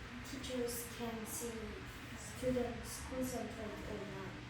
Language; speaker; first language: English; non-native, learner; Korean